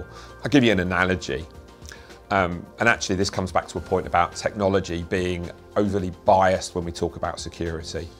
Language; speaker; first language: English; native; English